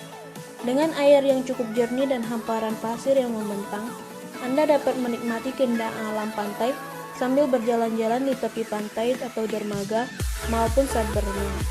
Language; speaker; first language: Indonesian; native; Indonesian